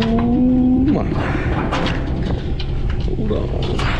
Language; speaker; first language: English; native; English